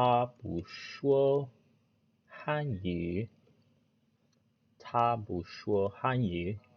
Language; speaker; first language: Chinese; non-native, learner; English